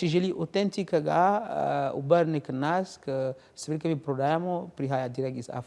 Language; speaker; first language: Slovenian; non-native, learner; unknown